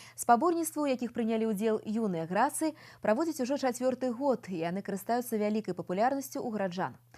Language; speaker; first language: Belarusian; non-native, local second language; Russian